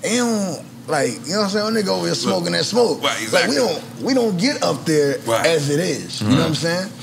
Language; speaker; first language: English; native; English